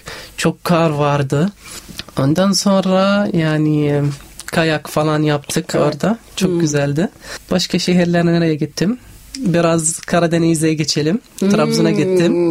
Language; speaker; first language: Turkish; non-native, learner; Arabic